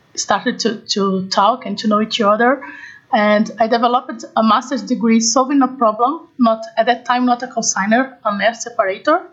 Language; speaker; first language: English; non-native, fluent; Portuguese